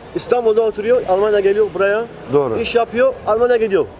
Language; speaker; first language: Turkish; early bilingual, heritage; Turkish